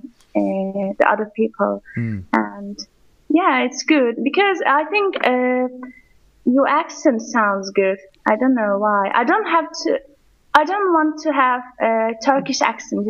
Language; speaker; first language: English; non-native, learner; Turkish